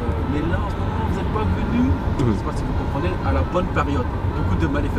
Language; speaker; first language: French; native; French